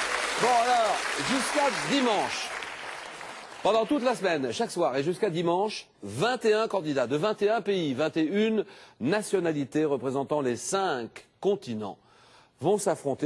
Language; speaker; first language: French; native; French